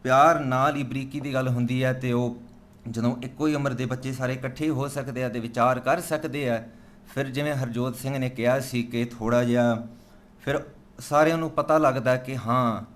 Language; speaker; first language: Punjabi; early bilingual, other home language; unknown